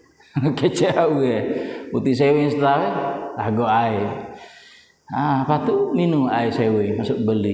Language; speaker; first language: Malay; native; Malay